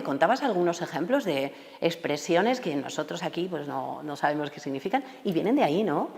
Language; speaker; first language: Spanish; native; Spanish